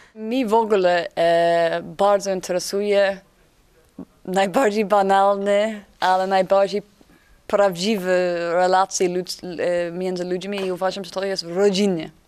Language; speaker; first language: Polish; non-native, fluent; English